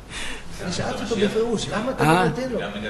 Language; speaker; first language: Hebrew; non-native, learner; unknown